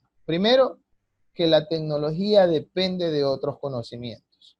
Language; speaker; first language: Spanish; native; Spanish